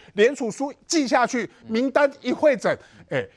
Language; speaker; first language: Chinese; native; Chinese